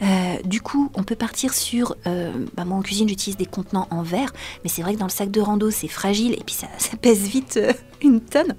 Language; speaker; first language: French; native; French